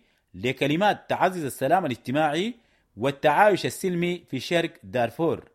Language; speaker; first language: Arabic; native; Arabic